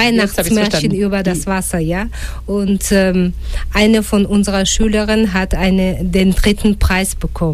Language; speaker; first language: German; non-native, fluent; Russian